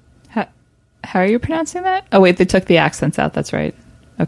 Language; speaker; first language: English; native; English